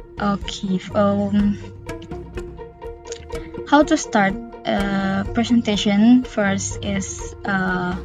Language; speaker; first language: English; non-native, learner; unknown